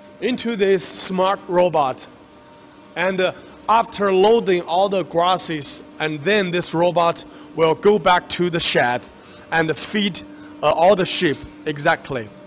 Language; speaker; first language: English; non-native, fluent; Chinese